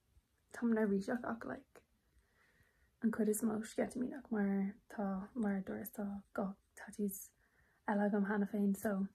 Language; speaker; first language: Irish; non-native, local second language; English